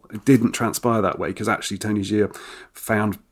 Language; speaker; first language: English; native; English